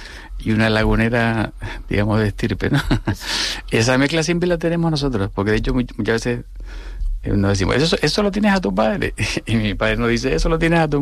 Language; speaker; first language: Spanish; native; Spanish